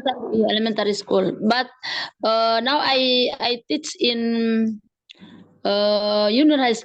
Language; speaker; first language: English; non-native, learner; Indonesian